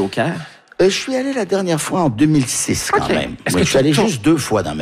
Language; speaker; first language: French; early bilingual, other home language; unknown